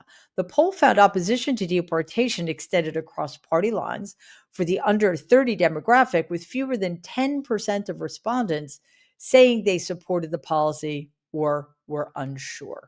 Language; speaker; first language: English; native; English